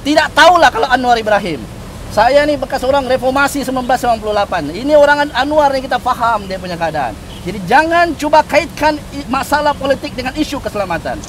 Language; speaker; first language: Malay; native; Malay